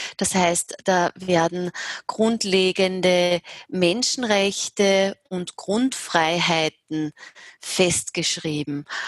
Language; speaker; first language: German; native; German